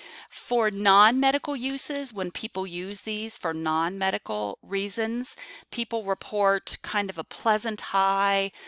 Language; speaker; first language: English; native; English